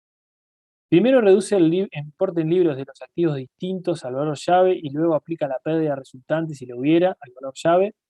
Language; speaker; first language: Spanish; native; Spanish